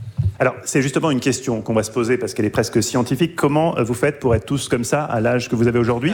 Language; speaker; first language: French; native; French